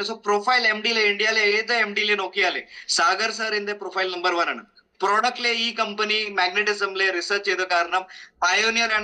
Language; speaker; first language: Malayalam; non-native, fluent; Hindi